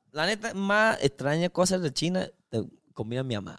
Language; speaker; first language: Spanish; non-native, learner; Chinese